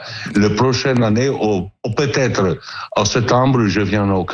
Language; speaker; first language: French; non-native, learner; Italian